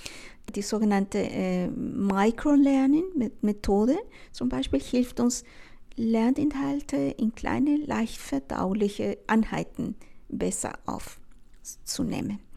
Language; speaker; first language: German; non-native, fluent; Spanish